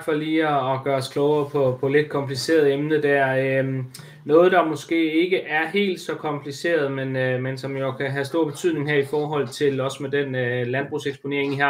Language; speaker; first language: Danish; native; Danish